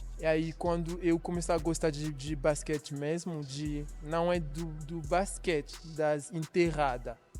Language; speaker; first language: Portuguese; non-native, learner; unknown